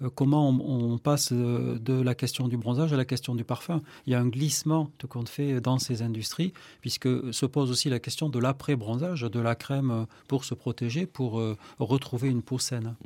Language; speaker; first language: French; native; French